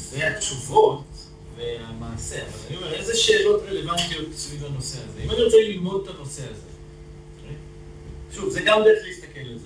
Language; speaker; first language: Hebrew; native; Hebrew